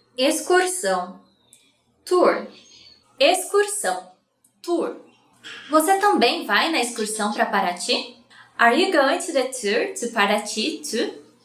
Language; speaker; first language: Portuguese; native; Portuguese